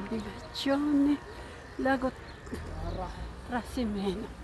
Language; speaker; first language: Italian; non-native, learner; Filipino